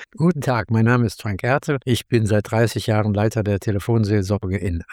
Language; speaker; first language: German; native; German